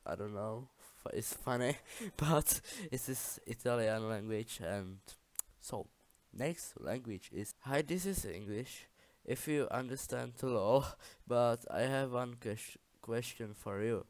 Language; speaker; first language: English; non-native, learner; Czech